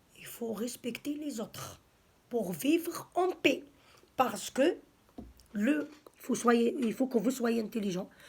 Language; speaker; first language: French; early bilingual, other home language; Arabic